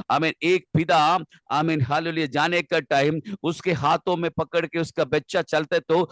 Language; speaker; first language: Hindi; non-native, local second language; Malayalam